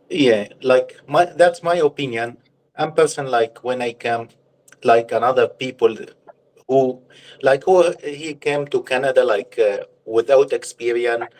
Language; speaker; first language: English; non-native, learner; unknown